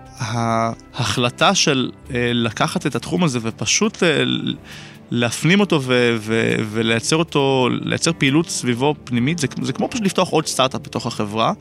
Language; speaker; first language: Hebrew; native; Hebrew